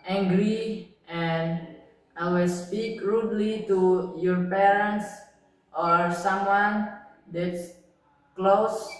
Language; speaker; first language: English; non-native, learner; Indonesian